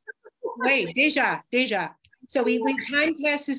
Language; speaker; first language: French; non-native, fluent; English